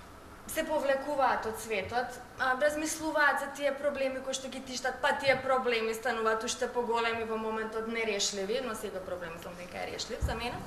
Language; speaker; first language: Macedonian; native; Macedonian